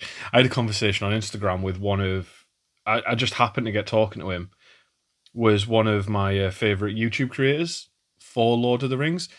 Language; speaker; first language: English; native; English